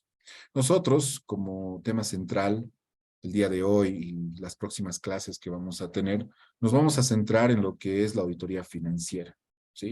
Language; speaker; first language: Spanish; native; Spanish